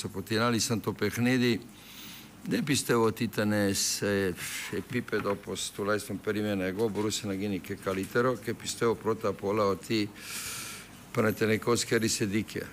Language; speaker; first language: Greek; non-native, fluent; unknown